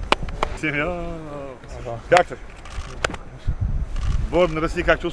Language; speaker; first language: Russian; non-native, local second language; Chechen